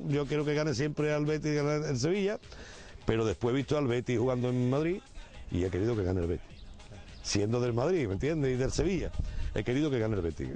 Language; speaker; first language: Spanish; native; Spanish